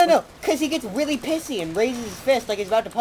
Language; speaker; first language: English; native; English